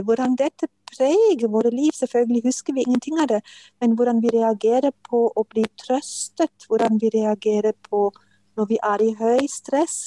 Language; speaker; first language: Norwegian; non-native, fluent; German